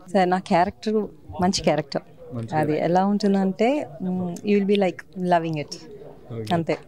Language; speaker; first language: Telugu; non-native, local second language; Tamil